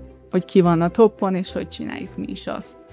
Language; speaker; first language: Hungarian; early bilingual, heritage; Hungarian